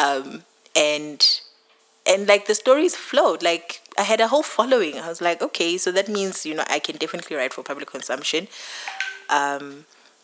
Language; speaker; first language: English; non-native, local second language; Zulu